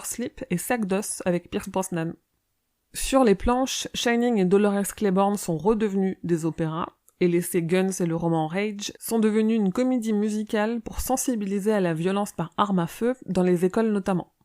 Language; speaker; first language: French; native; French